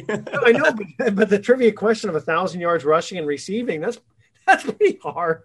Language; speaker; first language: English; native; English